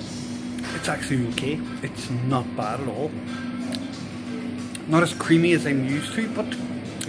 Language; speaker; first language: English; native; English